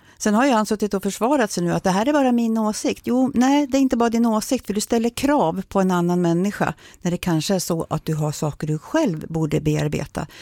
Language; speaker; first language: Swedish; native; Swedish